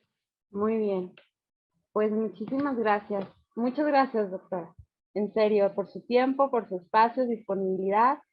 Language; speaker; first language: Spanish; native; Spanish